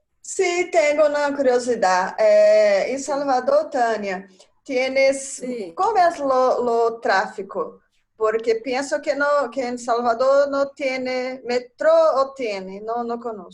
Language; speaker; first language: Spanish; non-native, learner; Portuguese